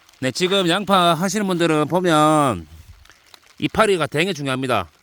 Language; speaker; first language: Korean; native; Korean